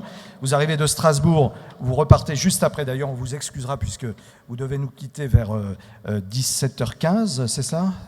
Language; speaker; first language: French; native; French